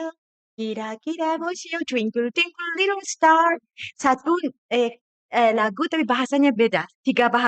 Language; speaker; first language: Indonesian; non-native, fluent; Japanese